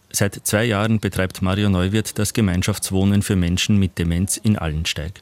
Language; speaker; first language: German; native; German